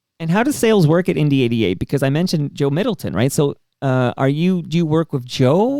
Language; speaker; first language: English; native; English